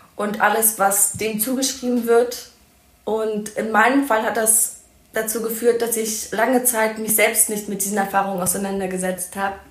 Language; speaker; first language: German; early bilingual, other home language; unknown